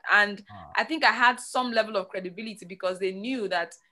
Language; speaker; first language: English; non-native, local second language; Igbo